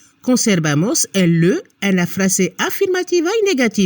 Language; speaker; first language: Spanish; non-native, fluent; French